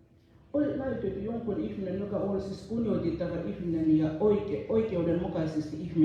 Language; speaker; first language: Finnish; non-native, fluent; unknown